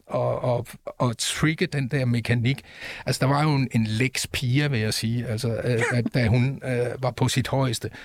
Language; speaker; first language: Danish; native; Danish